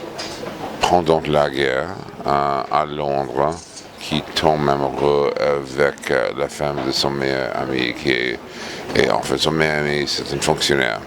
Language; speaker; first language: French; non-native, fluent; English